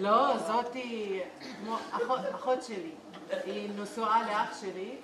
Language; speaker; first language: Hebrew; non-native, local second language; Arabic